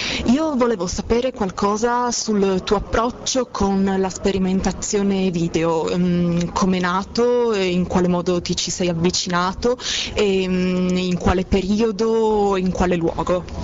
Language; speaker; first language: Italian; native; Italian